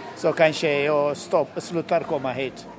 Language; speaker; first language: Norwegian; non-native, learner; English